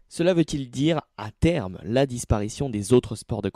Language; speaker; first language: French; native; French